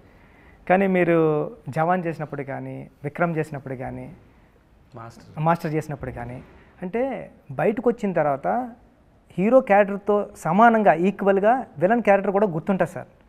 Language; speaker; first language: Telugu; native; Telugu